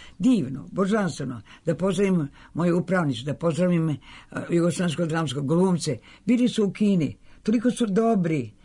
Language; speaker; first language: Serbian; native; Serbian